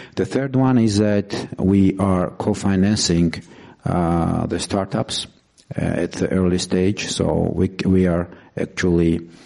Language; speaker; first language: English; non-native, fluent; Georgian